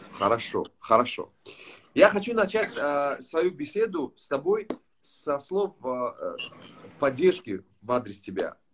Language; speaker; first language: Russian; non-native, local second language; Tajik